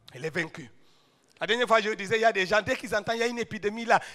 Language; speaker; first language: French; non-native, local second language; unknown